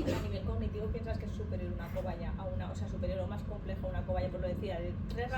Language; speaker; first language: Spanish; native; Spanish